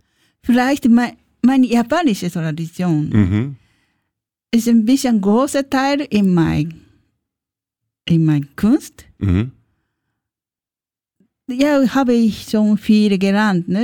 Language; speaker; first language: German; non-native, learner; Japanese